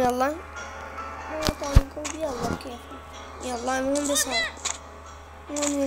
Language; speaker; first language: Arabic; native; Arabic